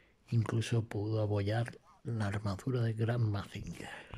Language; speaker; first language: Spanish; native; Spanish